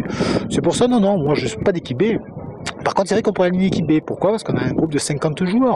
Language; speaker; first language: French; native; French